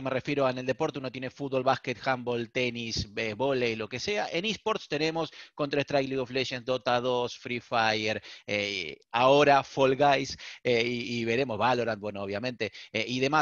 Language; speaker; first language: Spanish; native; Spanish